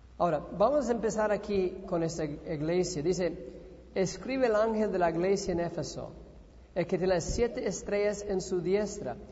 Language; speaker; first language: Spanish; non-native, fluent; English